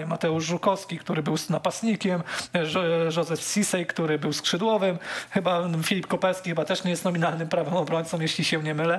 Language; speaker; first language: Polish; native; Polish